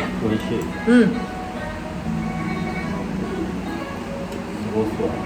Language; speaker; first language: Japanese; native; Japanese